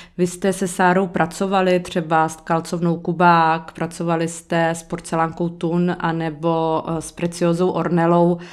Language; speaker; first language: Czech; native; Czech